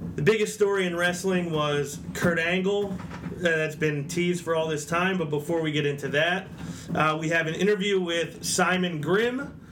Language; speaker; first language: English; native; English